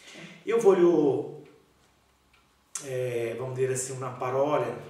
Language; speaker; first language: Italian; non-native, learner; Portuguese